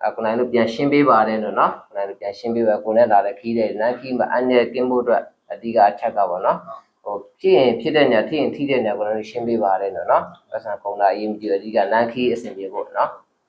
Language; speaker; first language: Burmese; native; Burmese